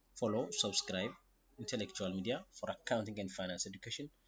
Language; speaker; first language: English; non-native, local second language; Amharic